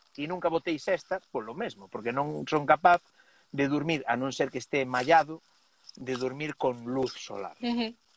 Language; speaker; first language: Galician; non-native, local second language; Spanish